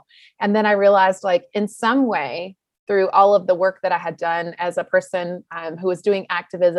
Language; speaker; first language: English; native; English